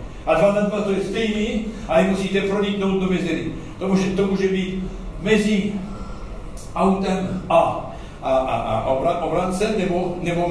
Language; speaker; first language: Czech; non-native, learner; French